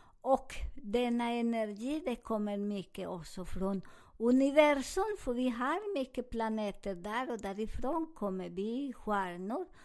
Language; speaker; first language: Swedish; non-native, learner; Spanish